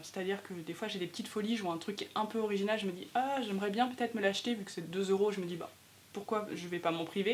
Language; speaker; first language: French; native; French